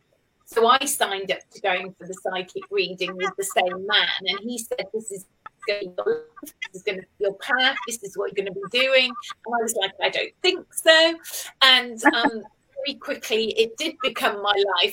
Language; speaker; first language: English; native; English